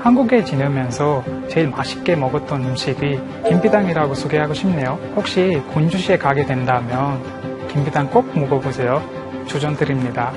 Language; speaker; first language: Korean; non-native, fluent; Sinhala